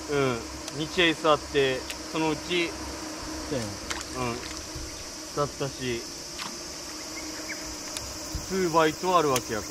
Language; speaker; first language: Japanese; native; Japanese